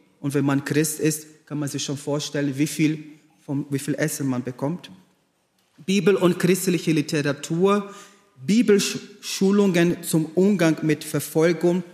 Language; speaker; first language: German; non-native, fluent; Portuguese